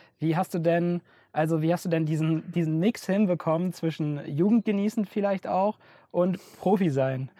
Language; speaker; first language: German; native; German